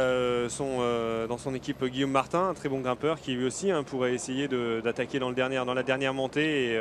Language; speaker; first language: French; native; French